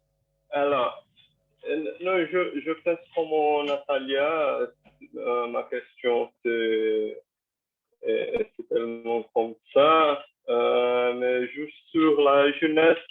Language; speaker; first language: French; non-native, learner; Portuguese